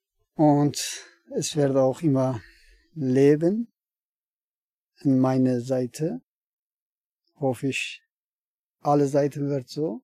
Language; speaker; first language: German; non-native, learner; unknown